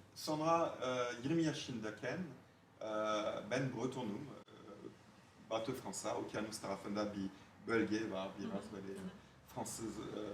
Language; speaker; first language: Turkish; non-native, fluent; French